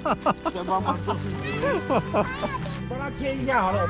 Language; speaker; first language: Chinese; native; Chinese